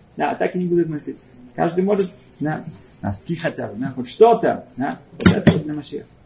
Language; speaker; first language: Russian; early bilingual, heritage; Russian